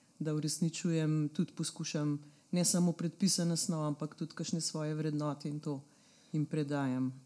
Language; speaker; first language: Slovenian; native; Slovenian